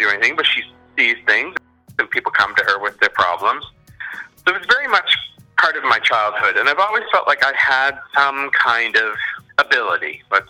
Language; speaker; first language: English; native; English